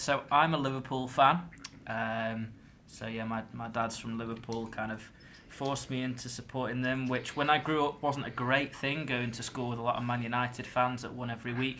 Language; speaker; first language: English; native; English